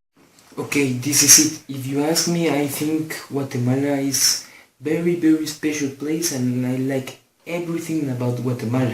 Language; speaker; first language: English; non-native, learner; Spanish